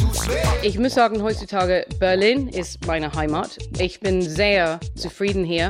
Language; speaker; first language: German; non-native, fluent; English